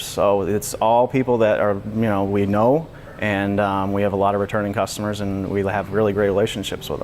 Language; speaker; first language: English; native; English